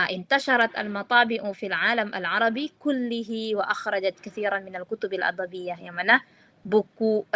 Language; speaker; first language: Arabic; non-native, fluent; Indonesian